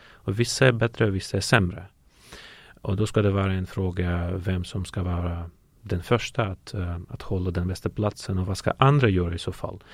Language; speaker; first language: Swedish; non-native, fluent; Russian